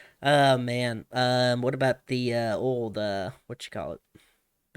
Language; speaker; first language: English; native; English